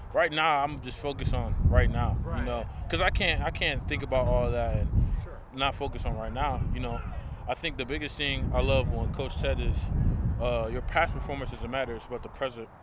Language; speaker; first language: English; native; English